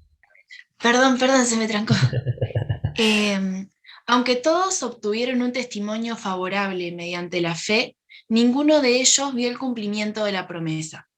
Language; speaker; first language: Spanish; native; Spanish